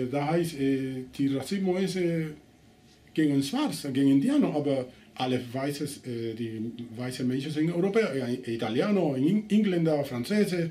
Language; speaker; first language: German; non-native, learner; Spanish